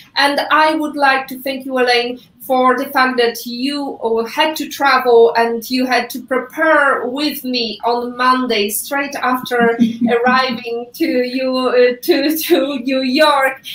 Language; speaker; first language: English; non-native, fluent; Polish